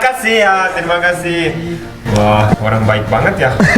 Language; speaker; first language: Indonesian; non-native, learner; Japanese